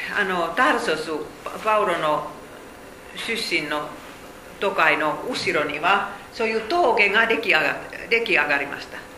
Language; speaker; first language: Japanese; non-native, fluent; Finnish